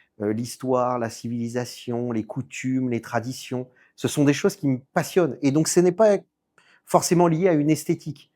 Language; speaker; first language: French; native; French